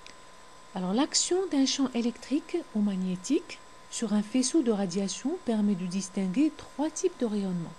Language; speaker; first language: French; non-native, local second language; Arabic